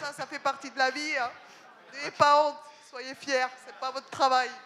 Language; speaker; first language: French; native; French